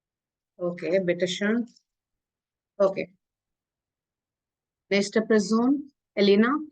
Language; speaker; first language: German; non-native, fluent; Hindi